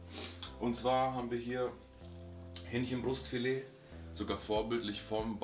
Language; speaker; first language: German; native; German